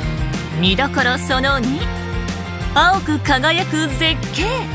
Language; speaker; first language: Japanese; native; Japanese